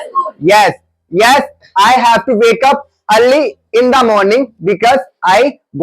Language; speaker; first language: English; non-native, learner; Hindi